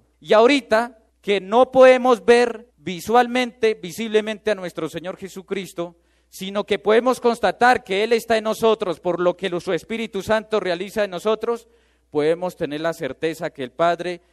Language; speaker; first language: Spanish; native; Spanish